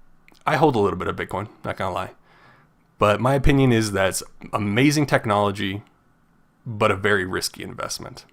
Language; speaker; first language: English; native; English